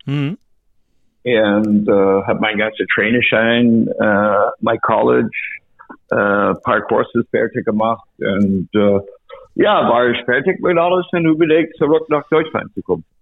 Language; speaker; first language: German; non-native, learner; English